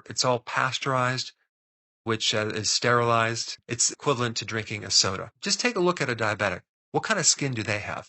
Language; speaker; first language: English; native; English